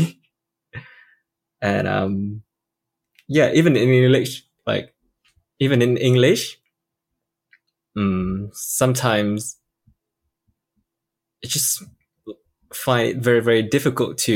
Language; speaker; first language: English; non-native, fluent; Vietnamese